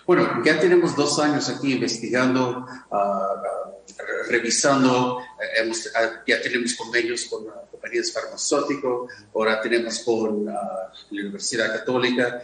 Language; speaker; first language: Spanish; non-native, fluent; English